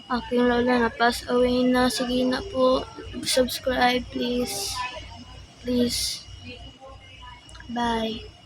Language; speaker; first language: Filipino; non-native, local second language; Cebuano